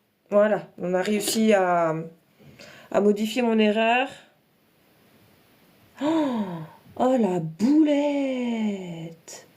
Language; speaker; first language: French; native; French